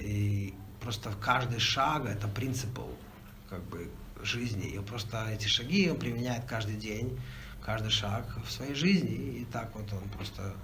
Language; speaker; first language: Russian; native; Russian